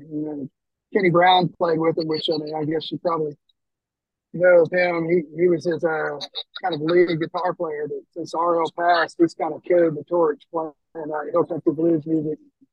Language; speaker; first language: English; native; English